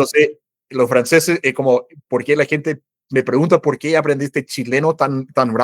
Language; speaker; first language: Spanish; non-native, fluent; English